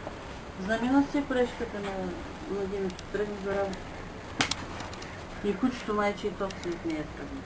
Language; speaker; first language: Bulgarian; native; Bulgarian